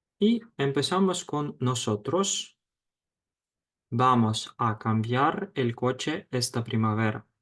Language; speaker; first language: Spanish; non-native, fluent; Ukrainian